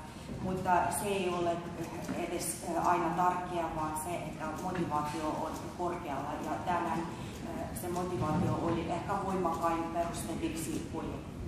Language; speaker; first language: Finnish; non-native, fluent; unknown